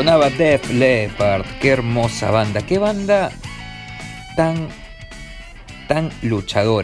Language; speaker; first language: Spanish; native; Spanish